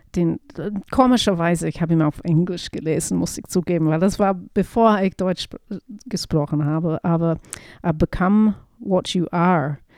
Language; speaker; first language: German; non-native, fluent; English